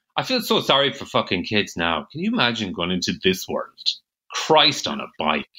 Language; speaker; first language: English; native; English